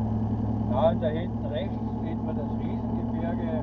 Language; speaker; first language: German; native; German